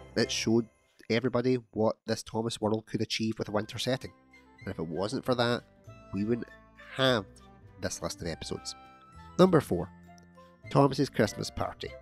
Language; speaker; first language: English; native; English